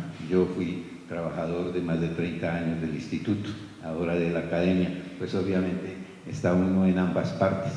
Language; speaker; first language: Spanish; native; Spanish